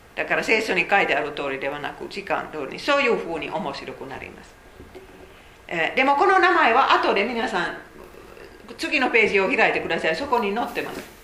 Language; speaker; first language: Japanese; non-native, fluent; Finnish